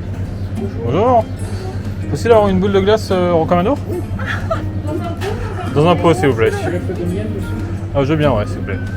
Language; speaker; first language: French; non-native, fluent; Japanese